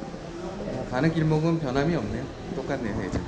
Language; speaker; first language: Korean; native; Korean